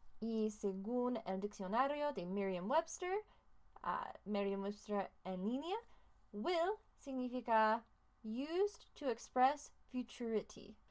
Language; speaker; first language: Spanish; non-native, learner; English